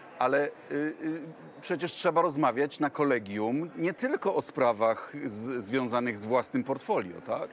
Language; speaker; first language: Polish; native; Polish